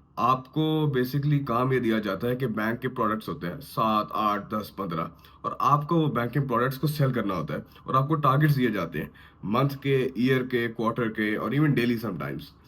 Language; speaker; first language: Urdu; native; Urdu